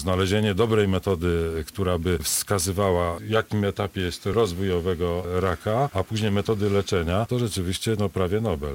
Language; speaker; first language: Polish; native; Polish